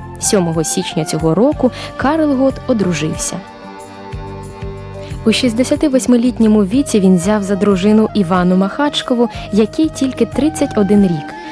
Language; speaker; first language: Ukrainian; native; Ukrainian